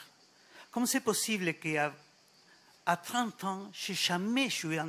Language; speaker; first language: French; non-native, fluent; Spanish